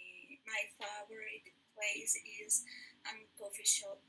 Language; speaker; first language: English; non-native, learner; Spanish